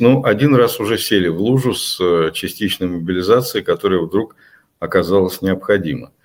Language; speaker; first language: Russian; native; Russian